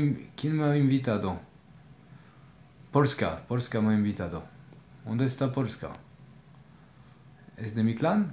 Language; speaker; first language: Spanish; non-native, learner; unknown